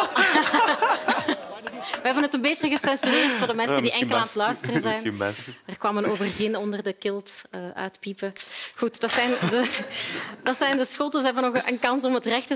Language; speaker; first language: Dutch; native; Dutch